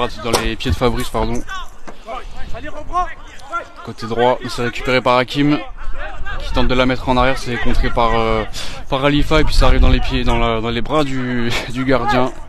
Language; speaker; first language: French; native; French